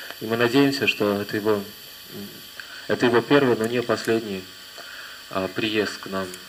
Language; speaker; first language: Russian; native; Russian